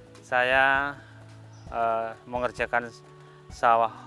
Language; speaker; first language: Indonesian; non-native, local second language; Javanese